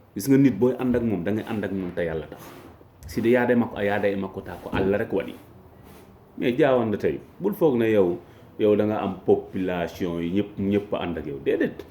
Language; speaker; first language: Wolof; non-native, local second language; Fula